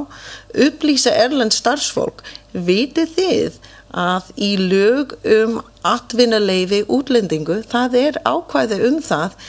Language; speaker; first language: Icelandic; non-native, fluent; English